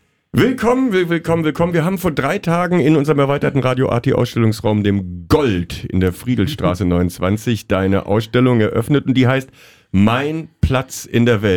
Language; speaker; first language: German; native; German